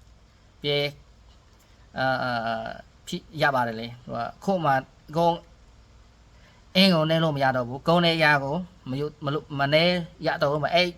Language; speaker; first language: Burmese; non-native, learner; Khmer